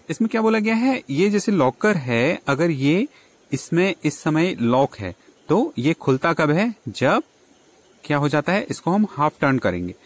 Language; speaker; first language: Hindi; native; Hindi